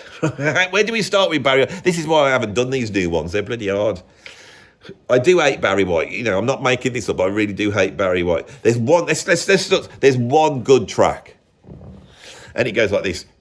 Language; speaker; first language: English; native; English